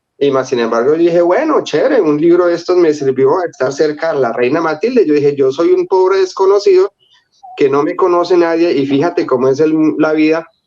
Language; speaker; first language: Spanish; native; Spanish